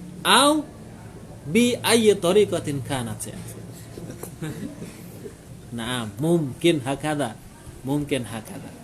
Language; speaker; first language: Arabic; non-native, fluent; Indonesian